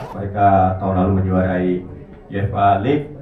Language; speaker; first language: Indonesian; native; Indonesian